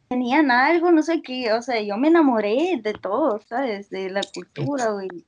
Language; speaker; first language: Spanish; non-native, fluent; Russian